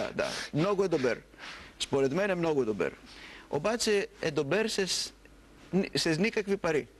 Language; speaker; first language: Bulgarian; non-native, fluent; Greek